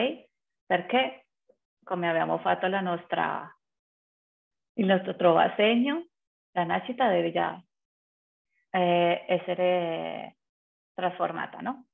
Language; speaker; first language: Italian; non-native, fluent; Spanish